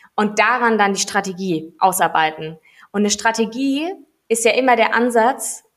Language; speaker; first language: German; native; German